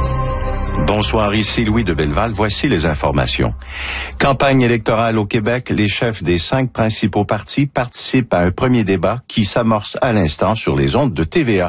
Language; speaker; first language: French; native; French